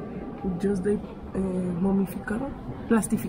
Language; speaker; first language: English; non-native, learner; Spanish